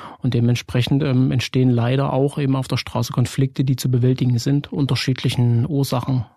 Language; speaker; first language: German; native; German